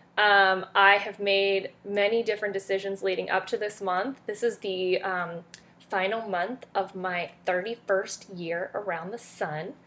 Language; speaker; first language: English; early bilingual, other home language; French